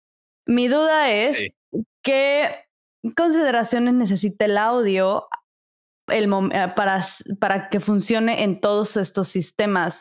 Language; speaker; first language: Spanish; native; Spanish